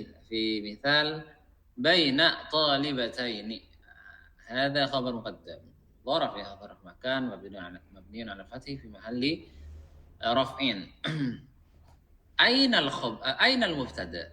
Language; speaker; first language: Arabic; non-native, fluent; Indonesian